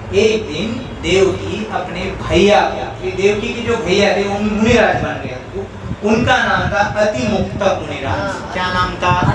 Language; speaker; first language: Hindi; non-native, local second language; Marathi